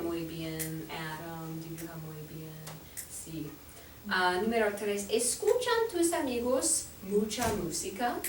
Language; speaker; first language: Spanish; non-native, fluent; English